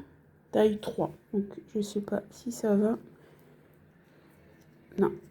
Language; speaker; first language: French; native; French